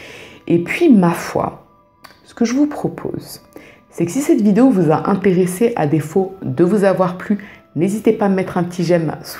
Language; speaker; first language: French; native; French